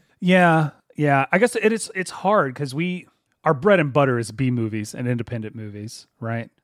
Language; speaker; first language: English; native; English